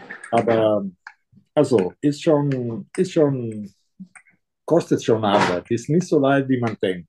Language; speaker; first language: German; non-native, fluent; Italian